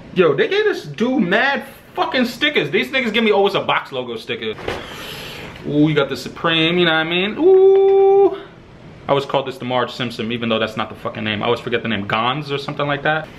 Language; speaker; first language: English; native; English